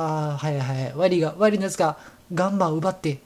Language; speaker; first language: Japanese; native; Japanese